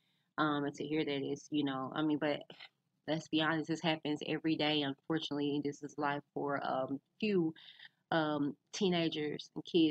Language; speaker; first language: English; native; English